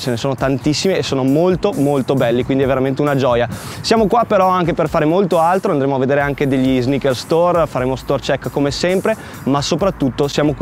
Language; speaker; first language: Italian; native; Italian